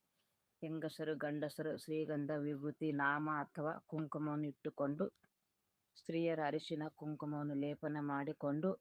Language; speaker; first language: Kannada; native; Kannada